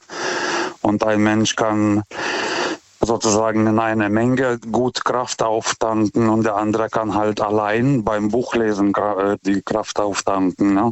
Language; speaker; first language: German; non-native, fluent; Lithuanian